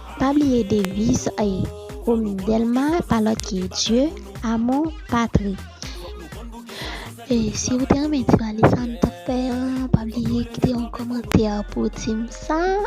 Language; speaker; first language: French; non-native, learner; Haitian Creole